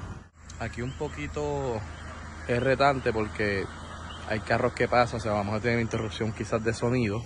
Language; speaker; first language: Spanish; native; Spanish